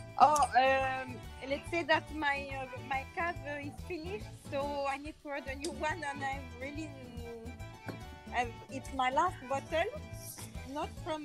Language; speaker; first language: English; non-native, fluent; French